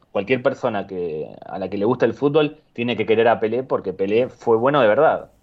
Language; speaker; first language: Spanish; native; Spanish